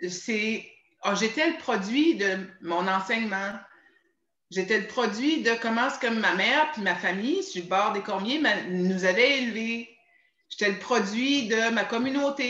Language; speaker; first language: French; native; French